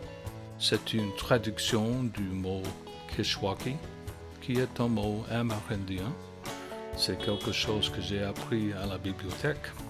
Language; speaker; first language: French; non-native, fluent; English